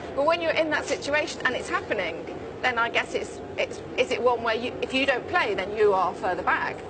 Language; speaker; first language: English; native; English